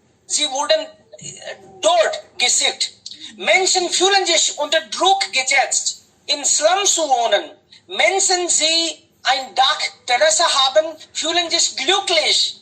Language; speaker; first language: German; non-native, fluent; Hindi